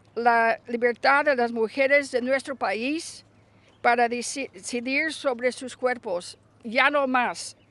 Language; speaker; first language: Spanish; early bilingual, other home language; English